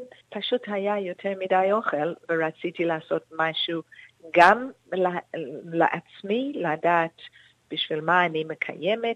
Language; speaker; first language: Hebrew; non-native, fluent; English